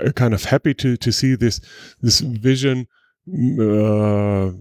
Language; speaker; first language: English; non-native, fluent; German